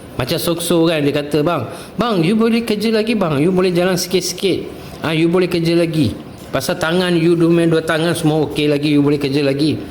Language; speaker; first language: Malay; non-native, local second language; Tamil